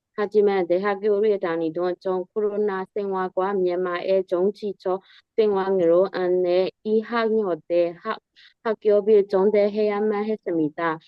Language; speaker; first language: Korean; non-native, learner; Burmese